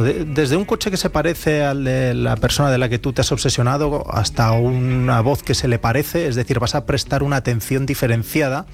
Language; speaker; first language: Spanish; native; Spanish